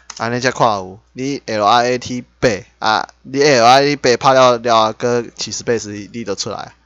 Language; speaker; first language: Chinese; native; Chinese